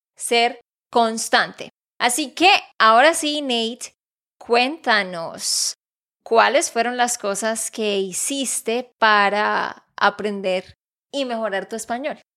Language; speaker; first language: Spanish; native; Spanish